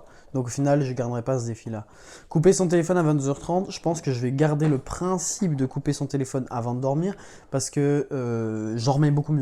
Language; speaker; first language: French; native; French